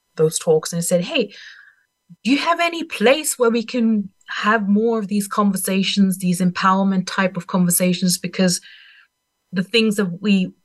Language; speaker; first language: English; non-native, fluent; German